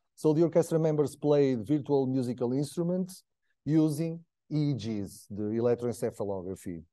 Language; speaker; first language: English; non-native, fluent; Portuguese